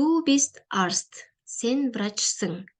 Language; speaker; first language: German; non-native, learner; Kyrgyz